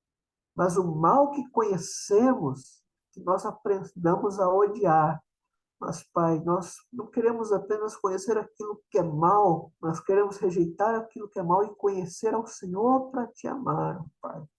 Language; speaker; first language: Portuguese; native; Portuguese